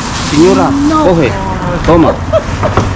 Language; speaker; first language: Spanish; non-native, learner; Filipino